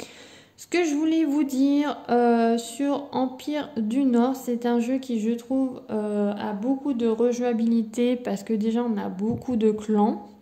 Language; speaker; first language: French; native; French